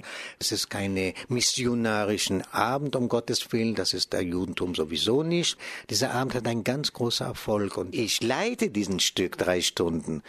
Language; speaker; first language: German; non-native, fluent; Hebrew